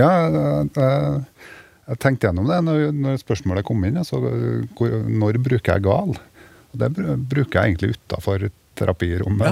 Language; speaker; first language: Norwegian; native; Norwegian